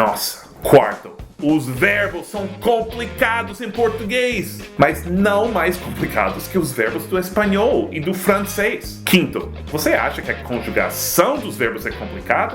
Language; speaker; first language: Portuguese; non-native, fluent; English